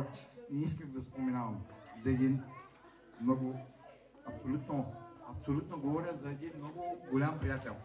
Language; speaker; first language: Bulgarian; non-native, local second language; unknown